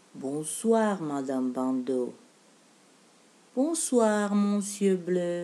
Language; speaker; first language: French; non-native, fluent; Russian